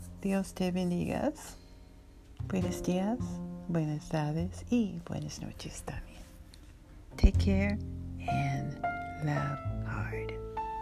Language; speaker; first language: Spanish; non-native, learner; English